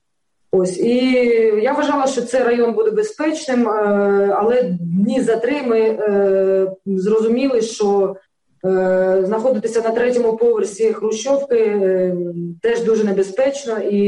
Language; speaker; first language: Ukrainian; native; Ukrainian